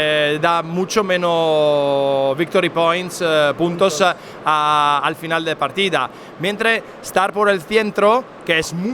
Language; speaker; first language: Spanish; non-native, fluent; Italian